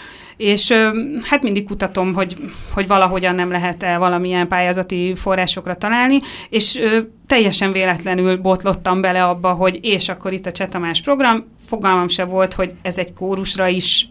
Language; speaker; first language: Hungarian; native; Hungarian